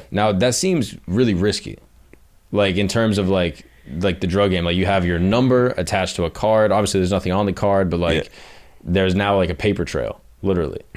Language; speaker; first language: English; native; English